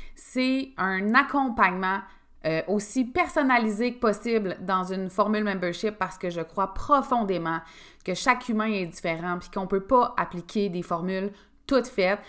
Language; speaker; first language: French; native; French